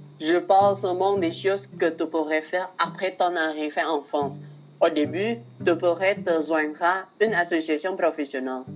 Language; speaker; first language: French; non-native, learner; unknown